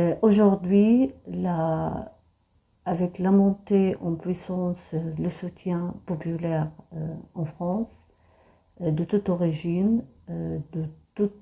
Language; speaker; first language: French; non-native, fluent; Arabic